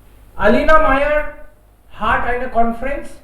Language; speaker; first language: German; non-native, fluent; Hindi